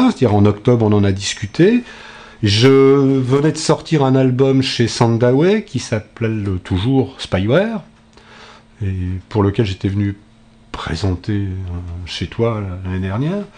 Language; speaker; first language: French; native; French